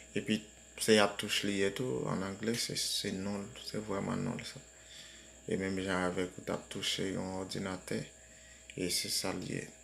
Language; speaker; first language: French; non-native, learner; Haitian Creole